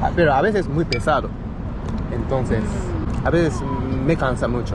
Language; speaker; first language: Spanish; non-native, learner; Japanese